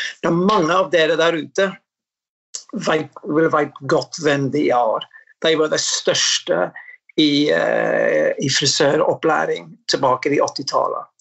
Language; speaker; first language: Norwegian; non-native, fluent; English